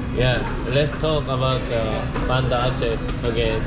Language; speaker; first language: English; non-native, learner; Korean